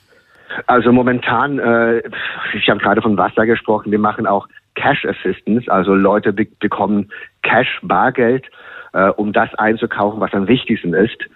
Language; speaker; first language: German; non-native, fluent; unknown